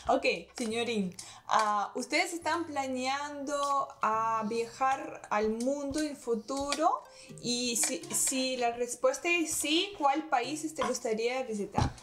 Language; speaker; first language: Spanish; non-native, learner; Russian